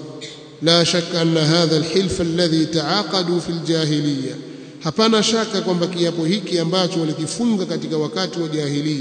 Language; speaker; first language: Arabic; non-native, fluent; Swahili